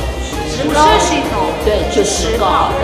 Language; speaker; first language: Chinese; non-native, learner; Persian